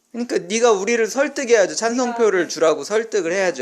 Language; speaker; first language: Korean; native; Korean